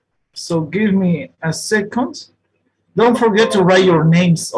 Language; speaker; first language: English; non-native, fluent; Spanish